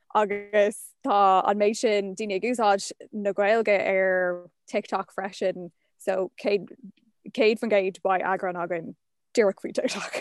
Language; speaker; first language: Irish; non-native, local second language; English